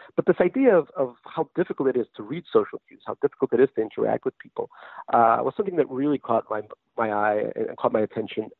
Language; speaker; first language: English; native; English